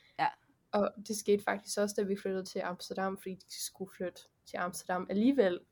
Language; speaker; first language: Danish; early bilingual, heritage; Danish